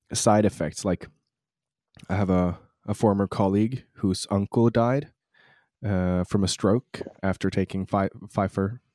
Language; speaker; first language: English; non-native, fluent; Swedish